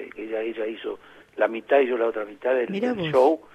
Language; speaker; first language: Spanish; native; Spanish